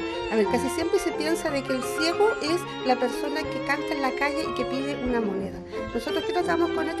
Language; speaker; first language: Spanish; native; Spanish